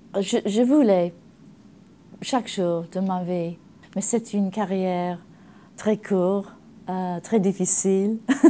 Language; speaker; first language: French; non-native, learner; English